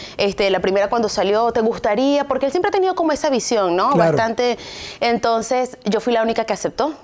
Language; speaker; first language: Spanish; native; Spanish